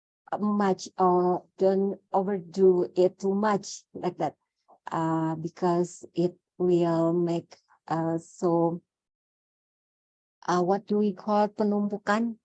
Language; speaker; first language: English; non-native, learner; Indonesian